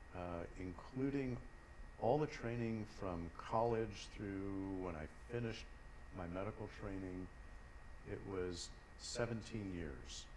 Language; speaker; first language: English; native; English